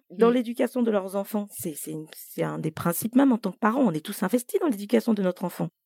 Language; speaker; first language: French; native; French